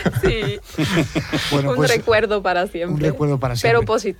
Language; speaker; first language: Spanish; non-native, fluent; German